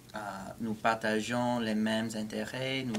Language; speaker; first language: French; non-native, fluent; English